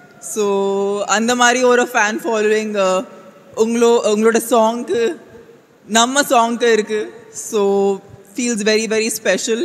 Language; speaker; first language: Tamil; non-native, fluent; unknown